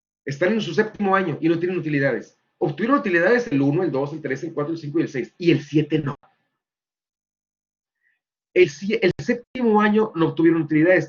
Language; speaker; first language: Spanish; native; Spanish